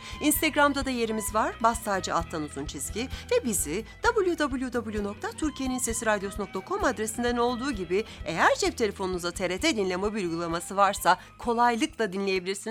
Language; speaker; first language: Turkish; native; Turkish